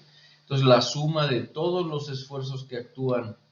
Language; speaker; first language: Spanish; native; Spanish